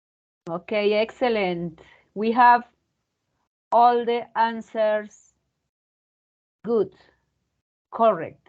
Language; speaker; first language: English; non-native, learner; Spanish